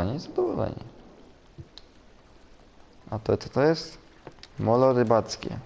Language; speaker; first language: Polish; native; Polish